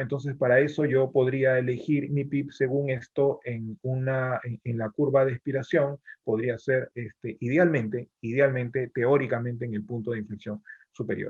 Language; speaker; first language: Spanish; native; Spanish